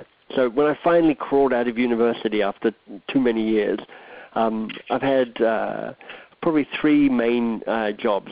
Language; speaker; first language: English; native; English